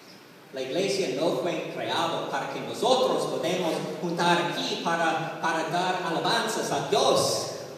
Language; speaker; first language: Spanish; non-native, learner; English